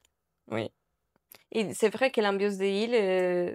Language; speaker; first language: French; non-native, learner; Spanish